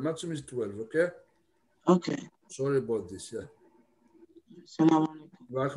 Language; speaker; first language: English; non-native, fluent; Arabic